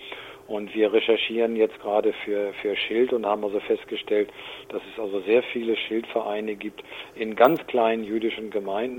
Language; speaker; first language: German; native; German